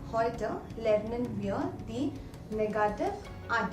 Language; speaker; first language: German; non-native, fluent; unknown